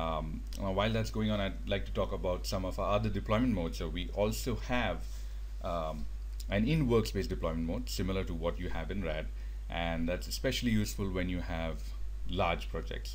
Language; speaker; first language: English; native; English